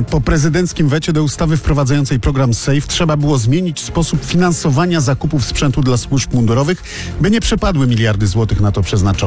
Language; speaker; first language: Polish; native; Polish